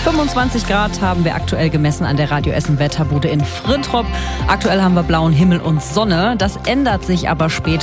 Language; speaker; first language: German; native; German